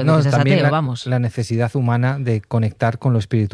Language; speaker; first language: Spanish; native; Spanish